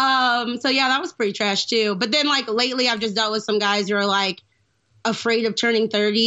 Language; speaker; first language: English; native; English